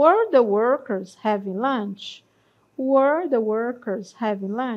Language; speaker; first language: English; non-native, fluent; Portuguese